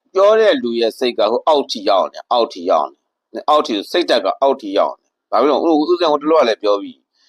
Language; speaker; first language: Burmese; native; Burmese